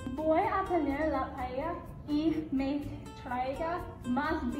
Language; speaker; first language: Spanish; non-native, learner; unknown